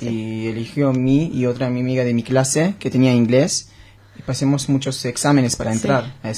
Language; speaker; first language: Spanish; non-native, learner; Hebrew